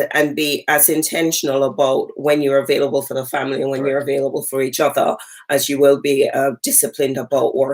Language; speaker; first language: English; native; English